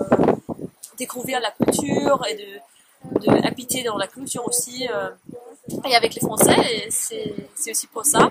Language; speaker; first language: French; non-native, learner; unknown